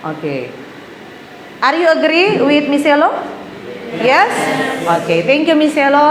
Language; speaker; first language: English; non-native, fluent; Indonesian